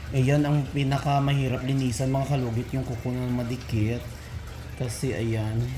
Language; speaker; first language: Filipino; non-native, local second language; Cebuano